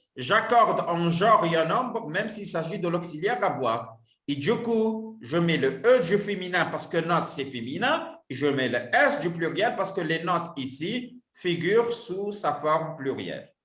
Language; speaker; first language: French; non-native, local second language; Arabic